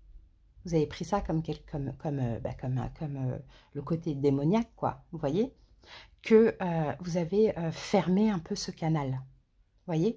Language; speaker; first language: French; native; French